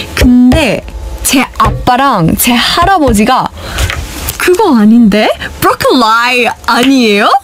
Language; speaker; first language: Korean; early bilingual, heritage; Korean